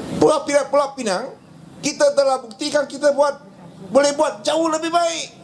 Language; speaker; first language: Malay; non-native, local second language; Min Nan Chinese